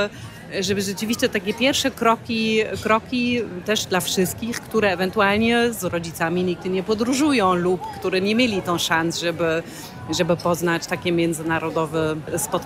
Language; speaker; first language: Polish; non-native, fluent; German